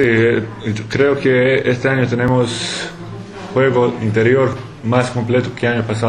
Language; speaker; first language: Spanish; non-native, fluent; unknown